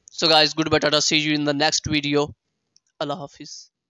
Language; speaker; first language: English; non-native, local second language; Urdu